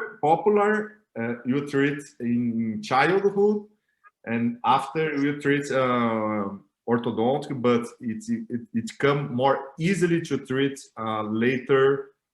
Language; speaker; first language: English; non-native, learner; Portuguese